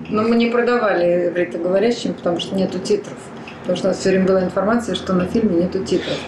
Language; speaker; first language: Russian; native; Russian